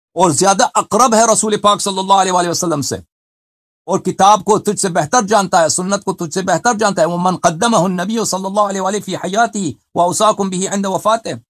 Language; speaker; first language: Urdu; non-native, fluent; Persian